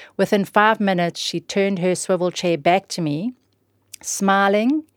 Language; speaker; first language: English; native; English